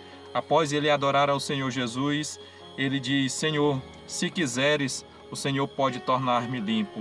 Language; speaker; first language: Portuguese; native; Portuguese